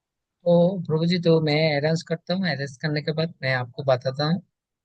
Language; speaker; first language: Hindi; non-native, learner; Bangla